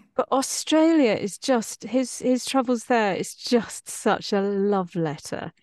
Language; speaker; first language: English; native; English